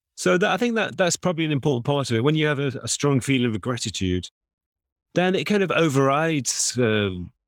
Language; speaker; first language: English; native; English